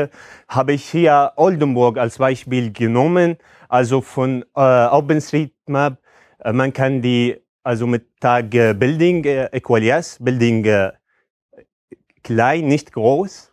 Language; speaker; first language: German; non-native, fluent; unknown